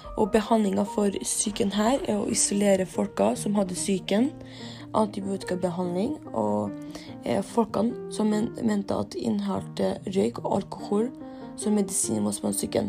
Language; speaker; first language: Norwegian; early bilingual, other home language; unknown